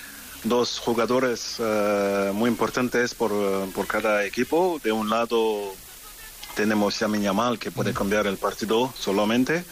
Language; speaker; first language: Spanish; non-native, learner; French